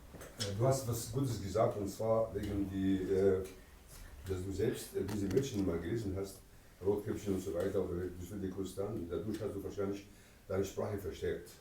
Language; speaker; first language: German; non-native, fluent; Kurdish